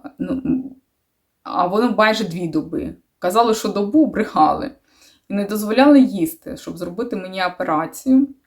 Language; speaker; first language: Ukrainian; native; Ukrainian